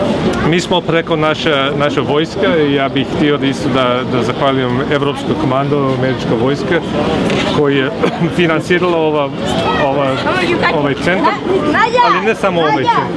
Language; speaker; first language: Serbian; non-native, fluent; English